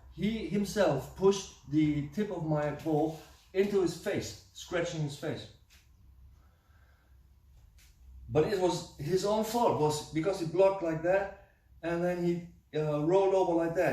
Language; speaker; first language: English; non-native, fluent; German